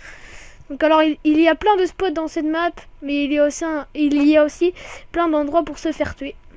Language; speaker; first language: French; native; French